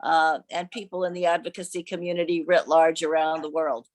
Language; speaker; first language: English; native; English